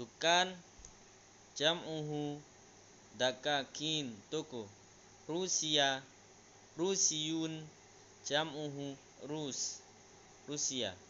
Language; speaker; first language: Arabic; non-native, learner; Indonesian